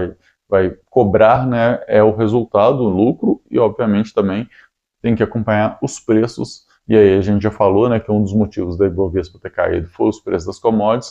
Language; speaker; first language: Portuguese; native; Portuguese